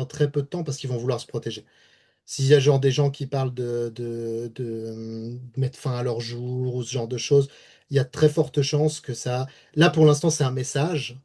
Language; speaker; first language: French; native; French